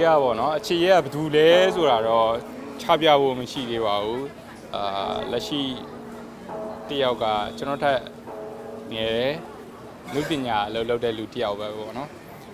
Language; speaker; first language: Burmese; native; Burmese